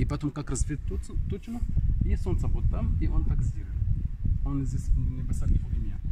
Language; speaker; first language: Russian; non-native, learner; Arabic